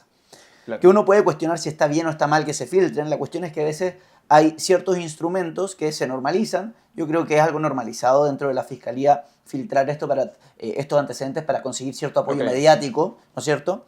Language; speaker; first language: Spanish; native; Spanish